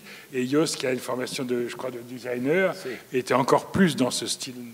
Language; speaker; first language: French; native; French